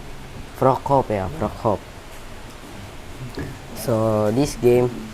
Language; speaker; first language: English; non-native, learner; Indonesian